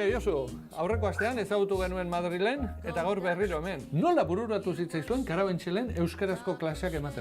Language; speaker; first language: Basque; native; Basque